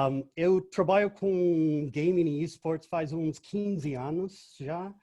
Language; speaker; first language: Portuguese; non-native, fluent; English